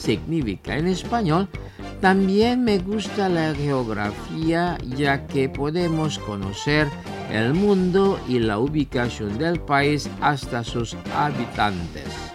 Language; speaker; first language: Spanish; non-native, fluent; Indonesian